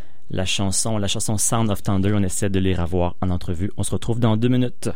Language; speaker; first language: French; native; French